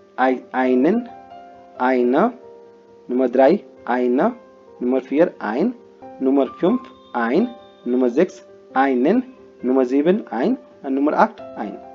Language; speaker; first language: German; non-native, fluent; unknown